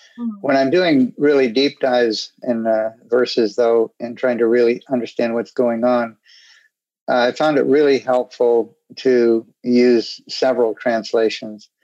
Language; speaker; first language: English; native; English